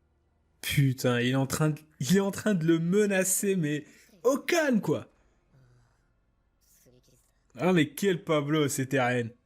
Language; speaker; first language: French; native; French